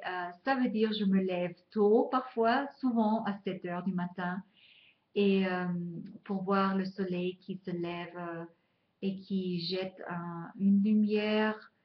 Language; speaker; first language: French; non-native, fluent; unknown